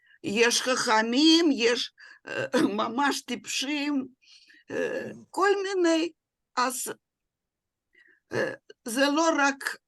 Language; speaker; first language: Hebrew; non-native, fluent; Russian